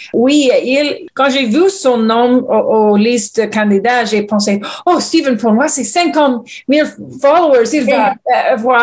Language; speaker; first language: French; non-native, learner; English